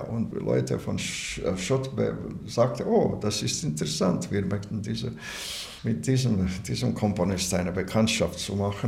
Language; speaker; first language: German; non-native, learner; Latvian